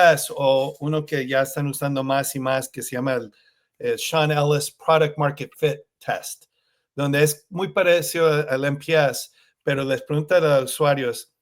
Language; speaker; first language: Spanish; early bilingual, heritage; Spanish